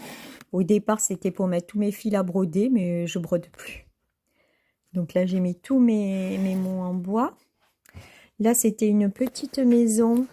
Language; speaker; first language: French; native; French